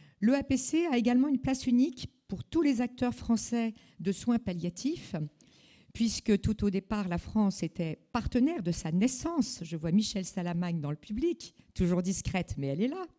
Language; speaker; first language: French; native; French